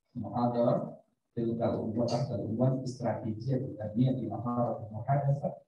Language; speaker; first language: Arabic; non-native, fluent; Indonesian